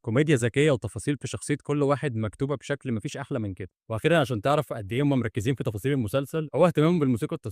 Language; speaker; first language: Arabic; native; Arabic